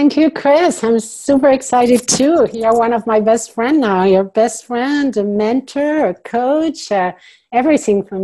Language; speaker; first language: English; non-native, fluent; French